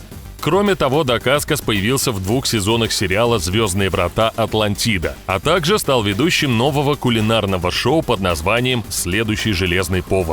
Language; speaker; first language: Russian; native; Russian